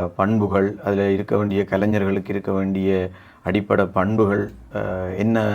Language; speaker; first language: Tamil; native; Tamil